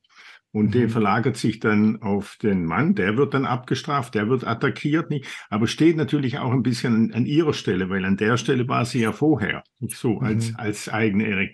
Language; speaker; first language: German; native; German